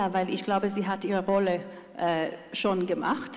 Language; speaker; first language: German; non-native, fluent; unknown